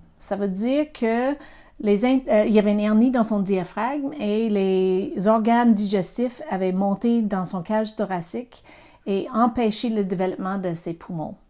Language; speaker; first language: French; non-native, fluent; English